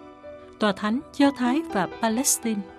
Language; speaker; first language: Vietnamese; native; Vietnamese